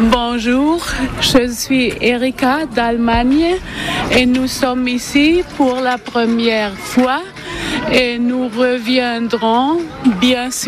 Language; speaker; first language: French; non-native, learner; German